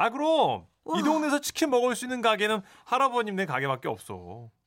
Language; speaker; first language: Korean; native; Korean